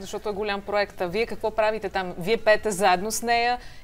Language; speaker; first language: Bulgarian; native; Bulgarian